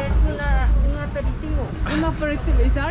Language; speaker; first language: Spanish; non-native, learner; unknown